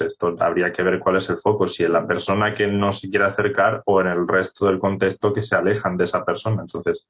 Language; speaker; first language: Spanish; native; Spanish